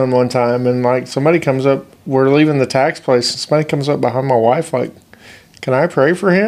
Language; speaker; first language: English; native; English